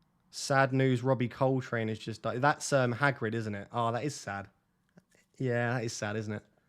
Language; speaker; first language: English; native; English